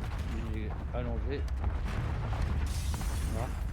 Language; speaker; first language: French; native; French